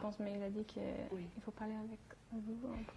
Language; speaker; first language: French; non-native, fluent; English